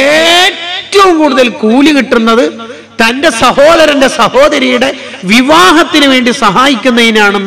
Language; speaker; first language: Malayalam; native; Malayalam